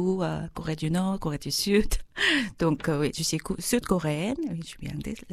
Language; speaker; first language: French; non-native, fluent; Korean